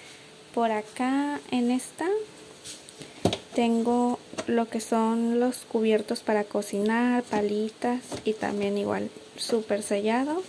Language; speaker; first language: Spanish; native; Spanish